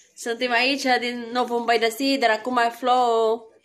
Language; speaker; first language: Romanian; non-native, learner; Filipino